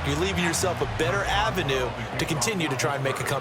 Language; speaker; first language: English; native; English